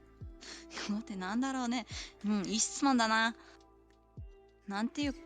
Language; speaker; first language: Japanese; non-native, learner; English